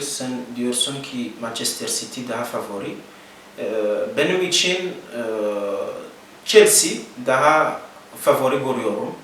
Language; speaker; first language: Turkish; non-native, learner; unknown